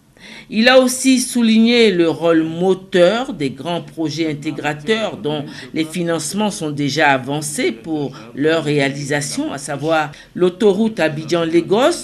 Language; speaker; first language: French; native; French